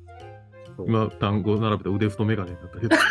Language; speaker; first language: Japanese; native; Japanese